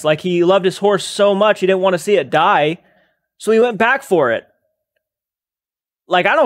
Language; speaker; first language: English; native; English